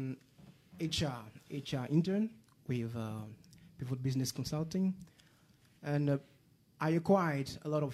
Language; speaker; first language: English; non-native, fluent; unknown